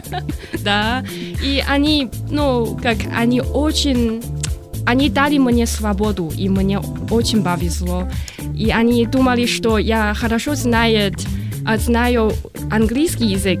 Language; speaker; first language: Russian; non-native, learner; Chinese